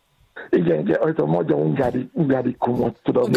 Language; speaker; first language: Hungarian; non-native, learner; Yoruba